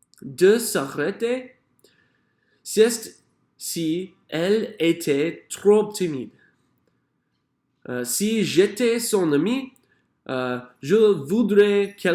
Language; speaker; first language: French; non-native, learner; English